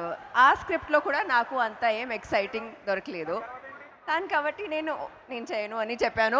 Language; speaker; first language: Telugu; non-native, fluent; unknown